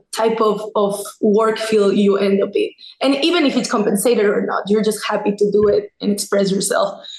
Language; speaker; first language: English; non-native, fluent; Spanish